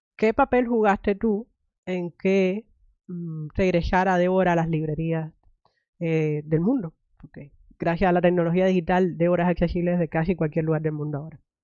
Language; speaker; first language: Spanish; native; Spanish